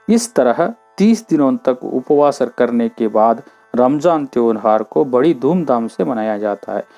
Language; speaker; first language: Hindi; non-native, local second language; Kannada